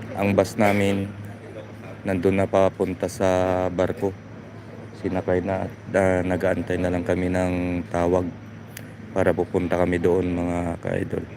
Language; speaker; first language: Filipino; non-native, local second language; Hiligaynon